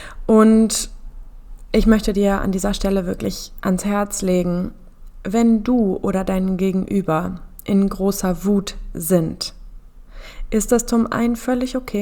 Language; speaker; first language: German; native; German